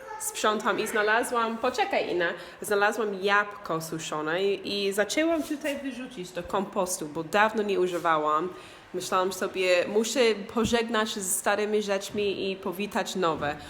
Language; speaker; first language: Polish; non-native, learner; English